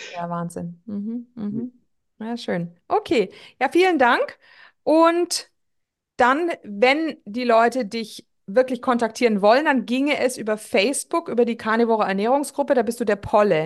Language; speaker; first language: German; native; German